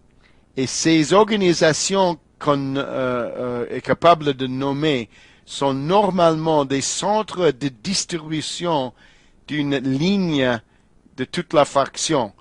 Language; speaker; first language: French; non-native, fluent; English